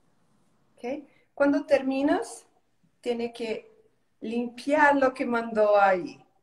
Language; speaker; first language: Spanish; non-native, learner; Portuguese